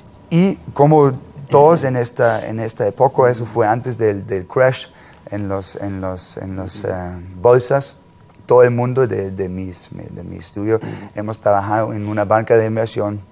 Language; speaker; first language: Spanish; non-native, fluent; German